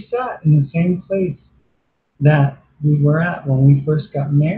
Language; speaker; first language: English; native; English